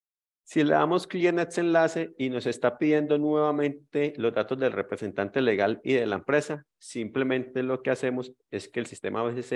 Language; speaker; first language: Spanish; native; Spanish